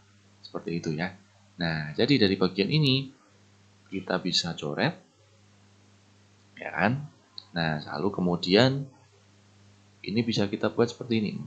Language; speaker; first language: Indonesian; native; Indonesian